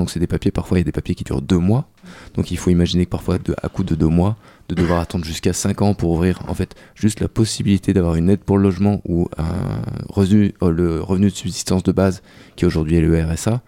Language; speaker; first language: French; native; French